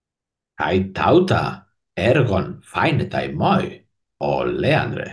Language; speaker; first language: Greek; non-native, learner; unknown